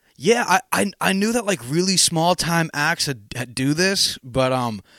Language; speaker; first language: English; native; English